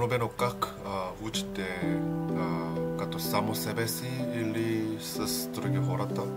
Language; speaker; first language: Bulgarian; non-native, learner; Korean